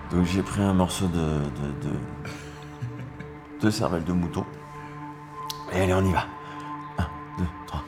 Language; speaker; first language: French; native; French